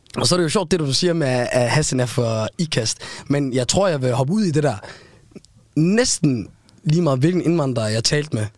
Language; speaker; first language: Danish; early bilingual, other home language; Somali